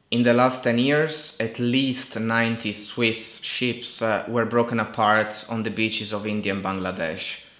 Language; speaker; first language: English; non-native, fluent; Italian